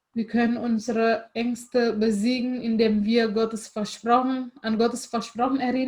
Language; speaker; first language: German; non-native, fluent; Indonesian